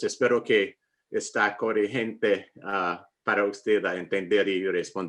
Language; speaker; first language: Spanish; non-native, fluent; English